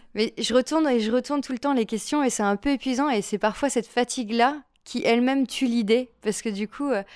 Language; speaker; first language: French; native; French